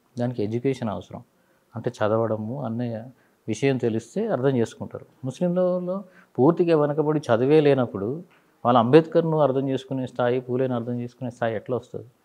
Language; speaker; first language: Telugu; non-native, local second language; Urdu